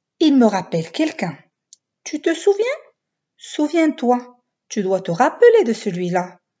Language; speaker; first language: French; non-native, local second language; Arabic